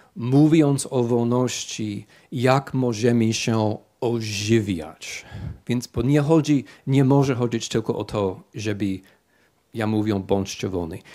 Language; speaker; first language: Polish; non-native, fluent; English